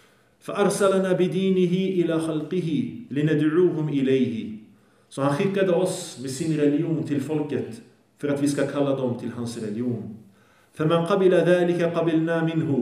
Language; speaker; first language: Swedish; early bilingual, other home language; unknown